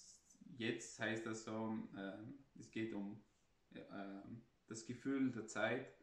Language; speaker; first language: German; non-native, fluent; Arabic